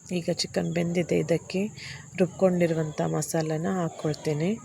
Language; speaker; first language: Kannada; native; Kannada